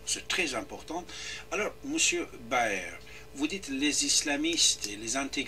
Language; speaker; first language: French; non-native, fluent; Persian